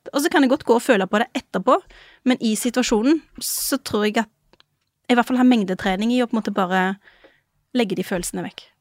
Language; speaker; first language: Norwegian; early bilingual, other home language; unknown